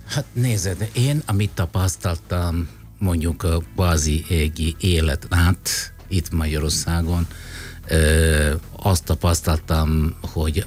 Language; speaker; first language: Hungarian; non-native, fluent; Italian